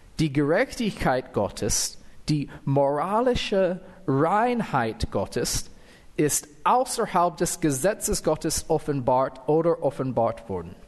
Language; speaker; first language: German; non-native, fluent; English